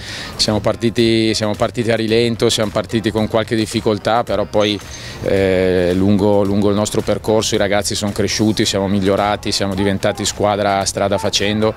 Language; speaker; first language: Italian; native; Italian